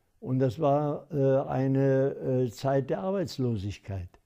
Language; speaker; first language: German; non-native, local second language; Upper Sorbian